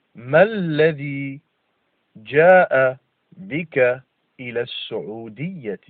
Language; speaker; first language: Arabic; non-native, fluent; English